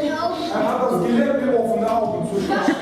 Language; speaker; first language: German; non-native, fluent; Russian